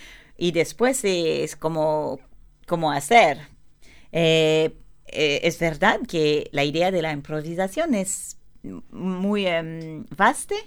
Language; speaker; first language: Spanish; non-native, learner; French